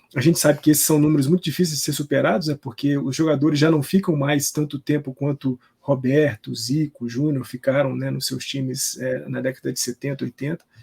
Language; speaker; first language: Portuguese; native; Portuguese